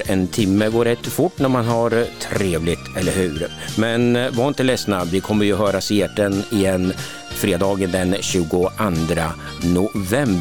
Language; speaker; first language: Swedish; native; Swedish